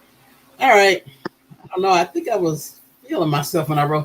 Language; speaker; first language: English; native; English